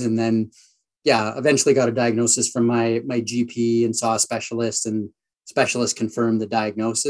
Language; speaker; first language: English; native; English